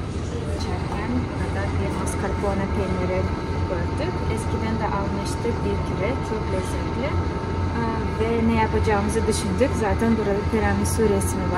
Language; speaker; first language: Turkish; non-native, fluent; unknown